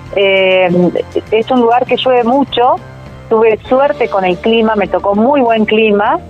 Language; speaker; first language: Spanish; native; Spanish